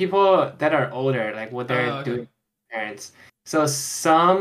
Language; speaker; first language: English; non-native, fluent; Chinese